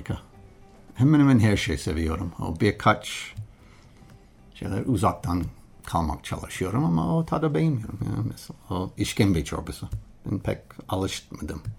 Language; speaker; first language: Turkish; non-native, learner; English